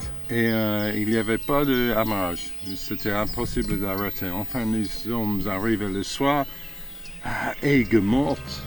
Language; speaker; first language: French; non-native, fluent; English